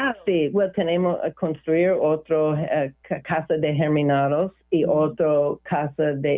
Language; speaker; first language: Spanish; non-native, learner; English